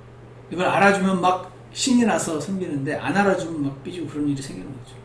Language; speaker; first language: Korean; native; Korean